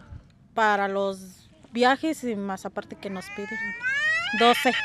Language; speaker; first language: Spanish; native; Spanish